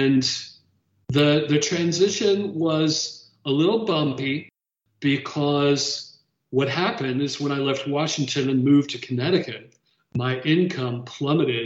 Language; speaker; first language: English; native; English